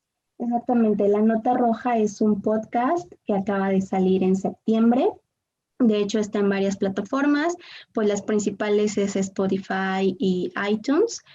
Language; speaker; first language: Spanish; native; Spanish